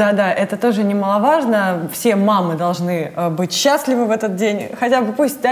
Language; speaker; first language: Russian; native; Russian